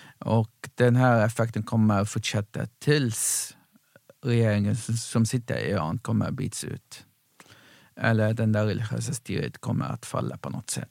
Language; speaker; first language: Swedish; non-native, fluent; Arabic